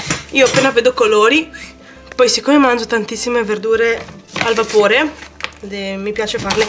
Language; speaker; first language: Italian; native; Italian